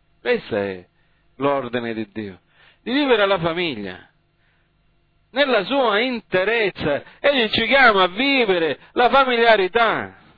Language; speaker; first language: Italian; early bilingual, heritage; English